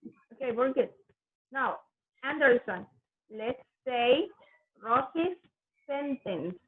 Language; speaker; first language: English; non-native, fluent; Spanish